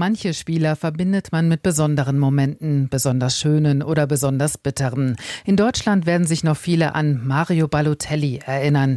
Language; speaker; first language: German; native; German